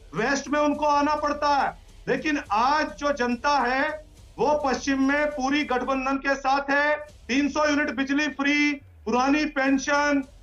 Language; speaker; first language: Hindi; native; Hindi